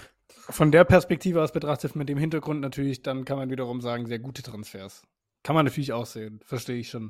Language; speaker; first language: German; native; German